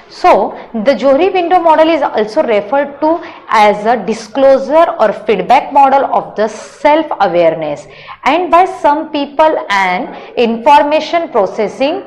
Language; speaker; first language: English; non-native, local second language; Hindi